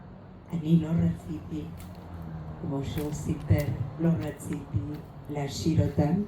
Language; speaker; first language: Hebrew; non-native, fluent; Spanish